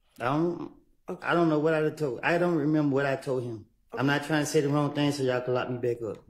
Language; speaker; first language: English; native; English